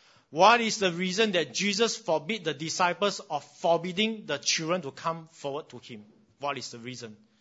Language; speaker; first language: English; non-native, local second language; Chinese